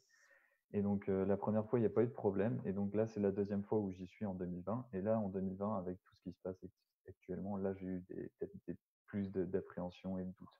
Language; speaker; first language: French; native; French